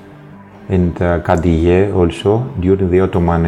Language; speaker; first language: English; non-native, fluent; Greek